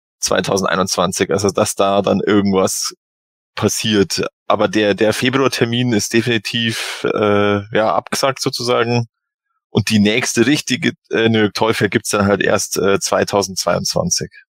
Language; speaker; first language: German; native; German